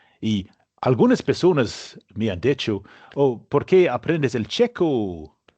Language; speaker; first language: Spanish; non-native, learner; English